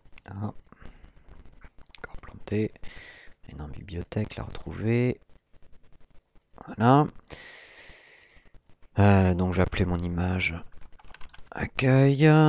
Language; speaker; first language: French; native; French